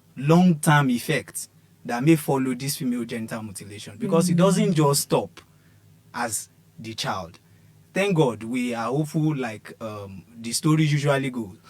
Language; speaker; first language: English; non-native, local second language; Yoruba